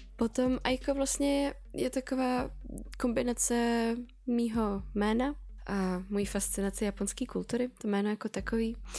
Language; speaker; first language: Czech; early bilingual, other home language; Russian